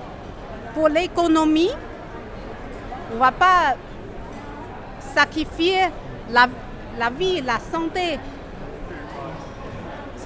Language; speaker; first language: French; non-native, fluent; Chinese